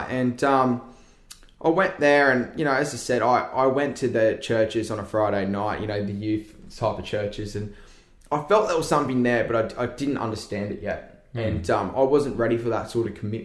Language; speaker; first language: English; native; English